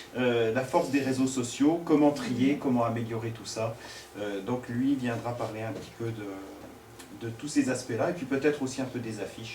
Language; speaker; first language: French; native; French